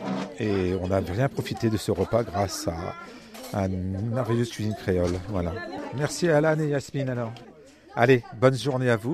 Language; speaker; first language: French; native; French